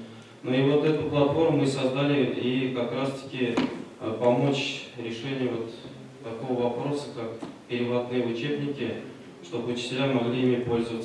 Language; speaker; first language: Russian; non-native, local second language; Tatar